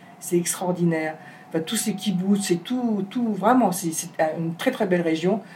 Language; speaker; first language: French; native; French